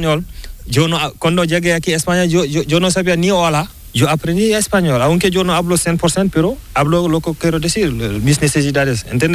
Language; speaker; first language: Spanish; non-native, learner; Fula